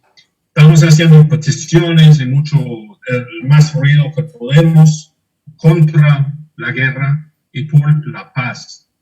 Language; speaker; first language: Spanish; non-native, fluent; English